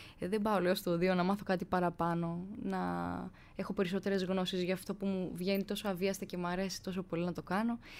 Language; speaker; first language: Greek; native; Greek